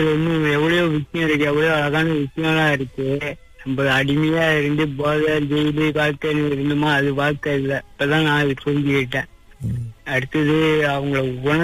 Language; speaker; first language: Tamil; early bilingual, heritage; Tamil